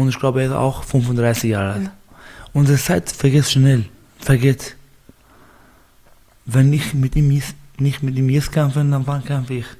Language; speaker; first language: German; non-native, learner; Baluchi